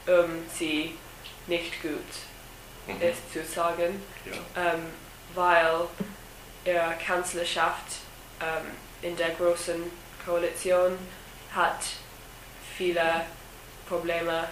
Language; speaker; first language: German; non-native, learner; English